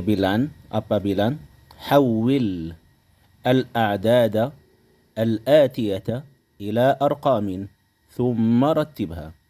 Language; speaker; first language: Arabic; non-native, fluent; Indonesian